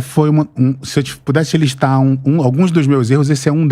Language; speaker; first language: Portuguese; native; Portuguese